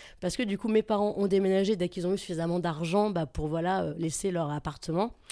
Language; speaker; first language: French; native; French